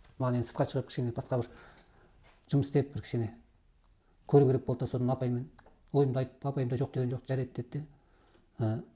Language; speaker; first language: Kazakh; early bilingual, heritage; Kazakh